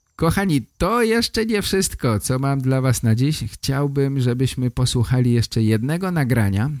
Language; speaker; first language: Polish; native; Polish